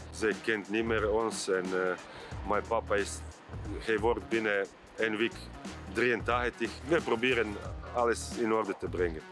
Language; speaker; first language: Dutch; non-native, learner; Croatian